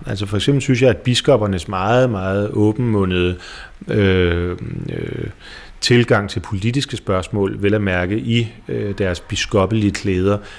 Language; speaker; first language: Danish; native; Danish